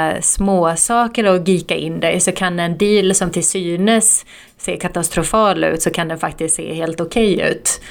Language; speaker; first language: Swedish; native; Swedish